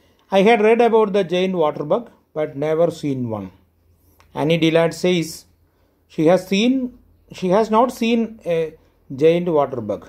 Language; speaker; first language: English; non-native, local second language; Malayalam